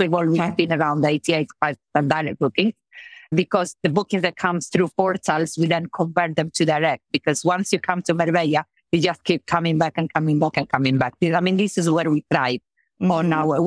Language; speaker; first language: English; non-native, fluent; Italian